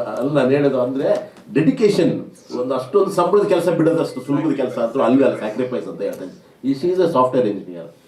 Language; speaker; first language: Kannada; native; Kannada